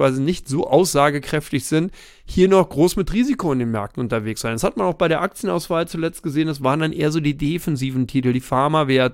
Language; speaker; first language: German; native; German